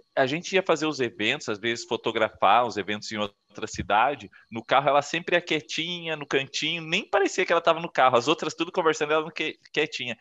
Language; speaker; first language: Portuguese; native; Portuguese